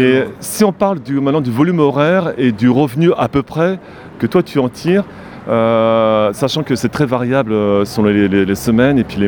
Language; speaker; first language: French; native; French